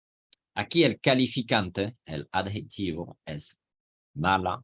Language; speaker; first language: Spanish; non-native, fluent; French